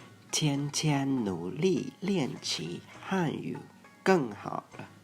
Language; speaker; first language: Chinese; non-native, fluent; Lao